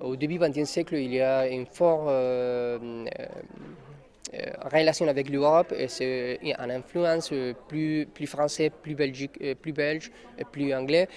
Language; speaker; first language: French; non-native, learner; Spanish